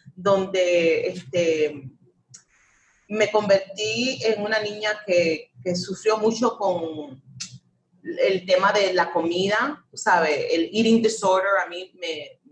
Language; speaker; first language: Spanish; early bilingual, heritage; Spanish